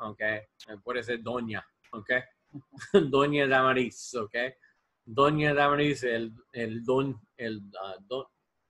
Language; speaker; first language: Spanish; non-native, learner; English